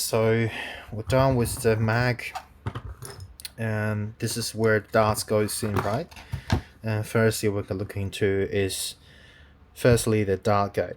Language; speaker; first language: English; non-native, fluent; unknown